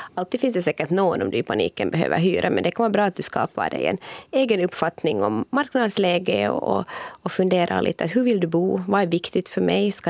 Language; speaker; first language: Swedish; native; Swedish